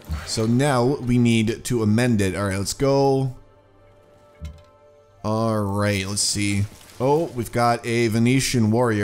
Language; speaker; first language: English; native; English